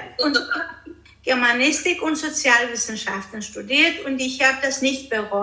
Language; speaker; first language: German; non-native, fluent; Greek